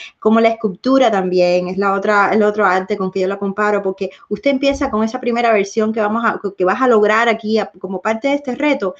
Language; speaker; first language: Spanish; native; Spanish